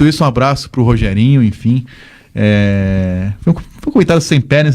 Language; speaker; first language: Portuguese; native; Portuguese